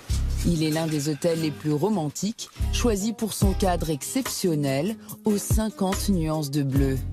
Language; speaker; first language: French; native; French